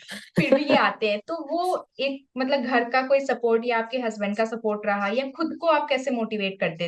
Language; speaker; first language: Hindi; native; Hindi